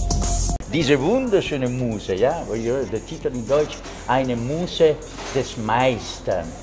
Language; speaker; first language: German; non-native, fluent; Italian